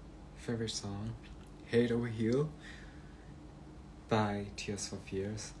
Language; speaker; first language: English; non-native, learner; Thai